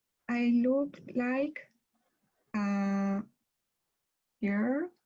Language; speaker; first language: English; non-native, learner; Spanish